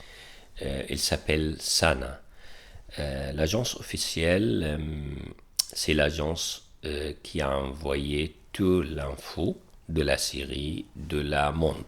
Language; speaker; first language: French; non-native, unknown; Arabic